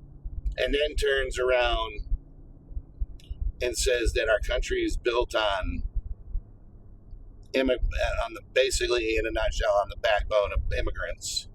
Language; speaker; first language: English; native; English